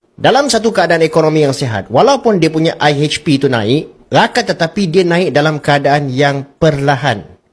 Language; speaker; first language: Malay; native; Malay